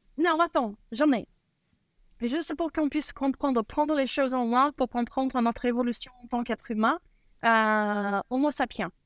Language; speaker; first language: French; non-native, fluent; Portuguese